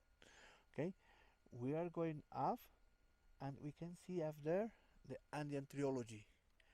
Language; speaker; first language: English; non-native, learner; Spanish